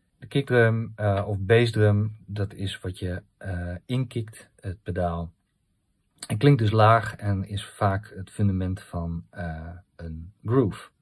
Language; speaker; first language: Dutch; native; Dutch